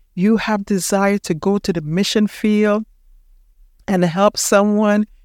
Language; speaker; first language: English; early bilingual, heritage; Spanish